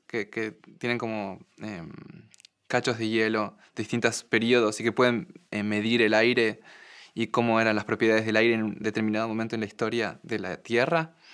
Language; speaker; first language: Spanish; native; Spanish